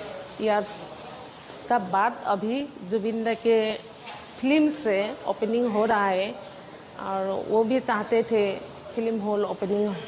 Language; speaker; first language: Hindi; non-native, local second language; Assamese